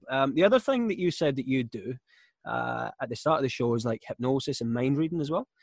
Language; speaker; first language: English; native; English